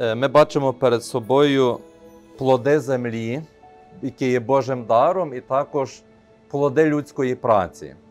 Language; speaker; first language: Ukrainian; native; Ukrainian